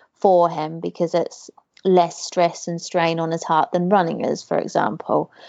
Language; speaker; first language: English; native; English